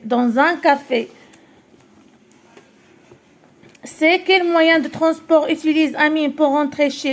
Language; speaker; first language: French; non-native, local second language; Arabic